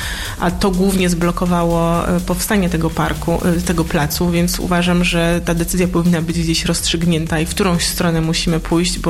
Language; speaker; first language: Polish; native; Polish